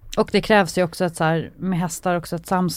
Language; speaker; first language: Swedish; native; Swedish